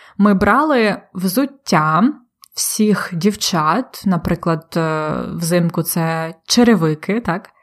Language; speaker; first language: Ukrainian; native; Ukrainian